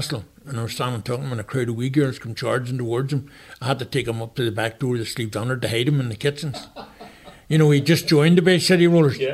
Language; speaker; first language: English; native; English